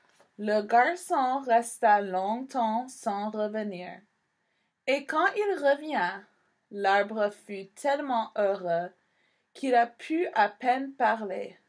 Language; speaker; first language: French; non-native, fluent; English